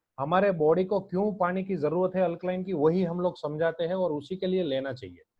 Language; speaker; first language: Hindi; non-native, local second language; Gujarati